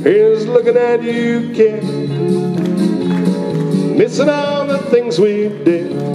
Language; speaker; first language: English; non-native, fluent; Danish